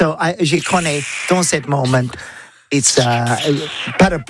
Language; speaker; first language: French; non-native, learner; English